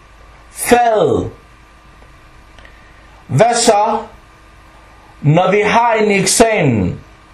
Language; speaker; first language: Danish; early bilingual, other home language; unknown